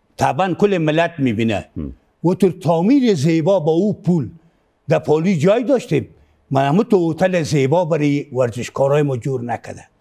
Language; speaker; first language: Persian; native; Persian